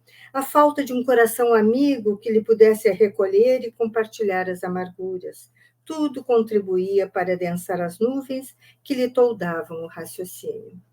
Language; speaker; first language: Portuguese; native; Portuguese